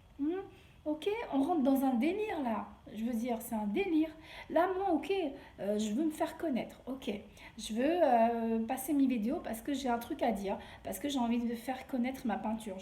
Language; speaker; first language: French; early bilingual, other home language; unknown